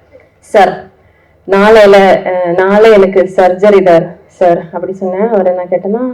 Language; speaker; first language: Tamil; non-native, learner; Malayalam